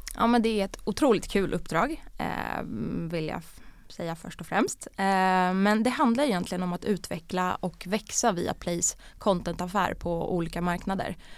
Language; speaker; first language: Swedish; early bilingual, other home language; Bosnian